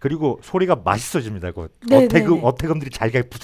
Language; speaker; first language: Korean; native; Korean